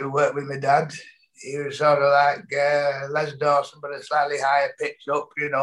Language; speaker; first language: English; native; English